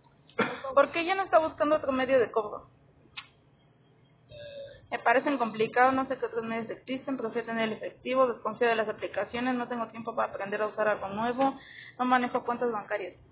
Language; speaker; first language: Spanish; native; Spanish